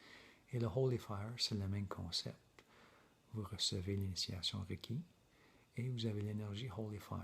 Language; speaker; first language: French; native; French